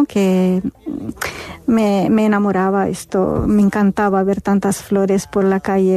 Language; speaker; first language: Spanish; non-native, fluent; Arabic